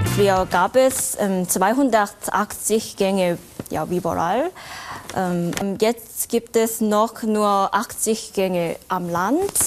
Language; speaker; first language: German; non-native, learner; Korean